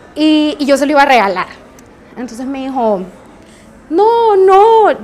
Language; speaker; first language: Spanish; native; Spanish